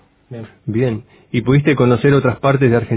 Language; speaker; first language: Spanish; native; Spanish